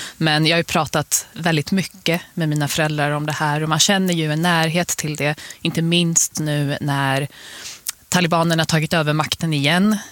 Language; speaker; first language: Swedish; early bilingual, other home language; Persian